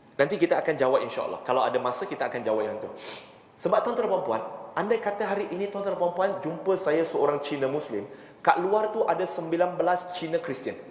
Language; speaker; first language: Malay; non-native, local second language; Chinese